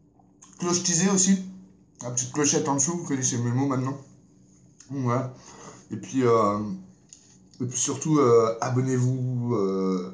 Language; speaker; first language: French; native; French